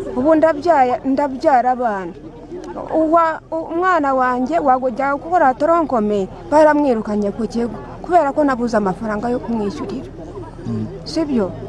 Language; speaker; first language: Kinyarwanda; early bilingual, heritage; Kinyarwanda